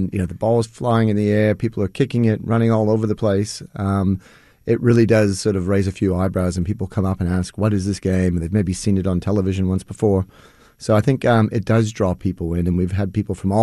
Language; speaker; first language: English; native; English